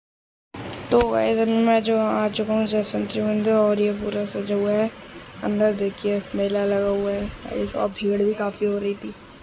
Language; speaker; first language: Hindi; native; Hindi